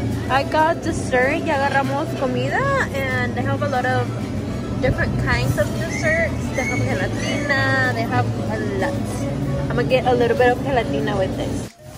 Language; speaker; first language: English; early bilingual, other home language; Spanish